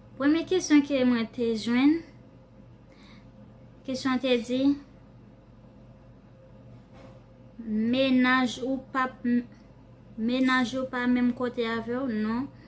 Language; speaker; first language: French; non-native, learner; Haitian Creole